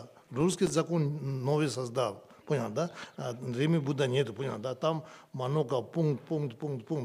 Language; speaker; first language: Russian; non-native, learner; Tibetan